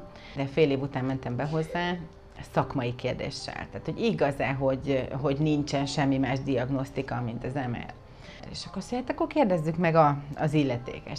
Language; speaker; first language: Hungarian; native; Hungarian